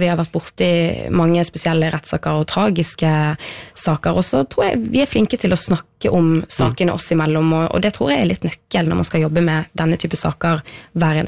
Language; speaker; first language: Norwegian; native; Norwegian